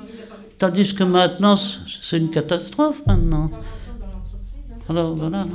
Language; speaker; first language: French; native; French